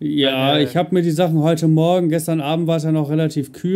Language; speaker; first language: German; native; German